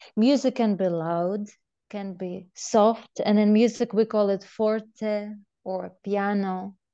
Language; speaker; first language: English; non-native, fluent; Russian